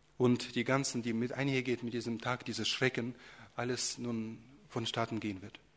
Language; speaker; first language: German; early bilingual, other home language; Russian